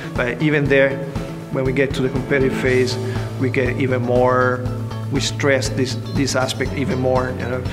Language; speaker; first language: English; non-native, fluent; Italian